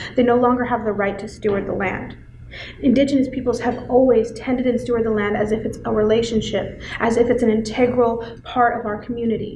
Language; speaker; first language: English; native; English